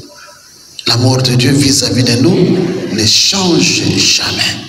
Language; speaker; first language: French; non-native, local second language; Kituba (Democratic Republic of Congo)